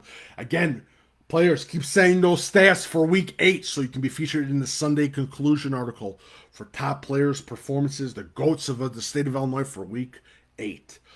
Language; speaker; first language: English; native; English